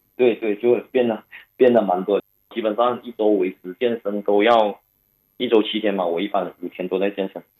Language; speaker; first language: Chinese; non-native, local second language; Cantonese